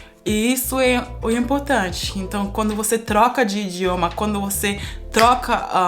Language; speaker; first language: Portuguese; non-native, fluent; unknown